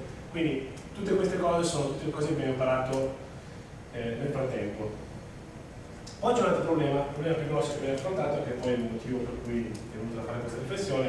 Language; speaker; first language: Italian; native; Italian